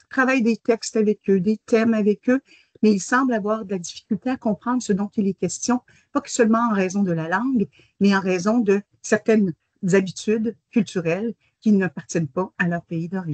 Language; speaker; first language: French; native; French